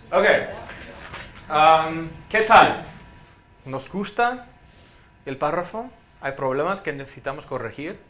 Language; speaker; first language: Spanish; non-native, fluent; English